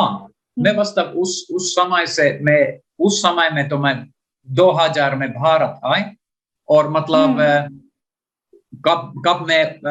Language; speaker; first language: Hindi; non-native, learner; Finnish